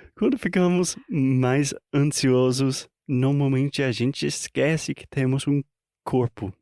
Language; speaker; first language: Portuguese; non-native, fluent; English